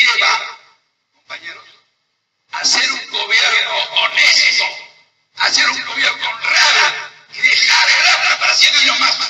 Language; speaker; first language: Spanish; native; Spanish